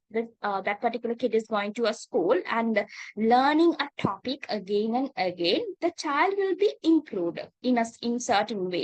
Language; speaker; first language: English; non-native, local second language; Sinhala